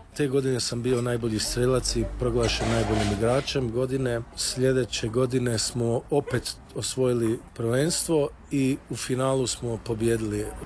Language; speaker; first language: Croatian; early bilingual, heritage; Croatian